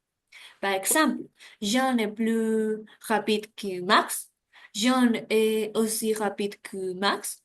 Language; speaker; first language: French; non-native, learner; Spanish